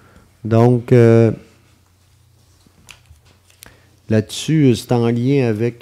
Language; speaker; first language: French; native; French